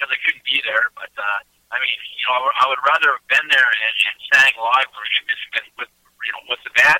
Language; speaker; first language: English; native; English